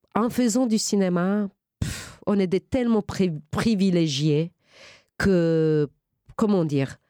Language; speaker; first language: French; non-native, fluent; Romanian